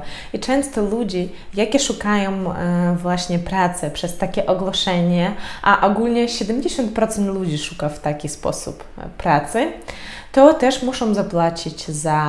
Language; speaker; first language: Polish; non-native, fluent; Ukrainian